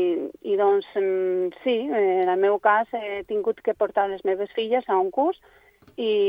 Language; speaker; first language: Catalan; non-native, local second language; Spanish